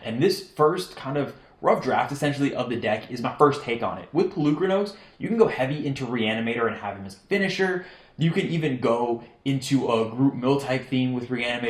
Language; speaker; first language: English; native; English